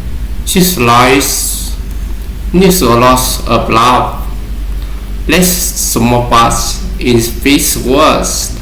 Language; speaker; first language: English; non-native, learner; Vietnamese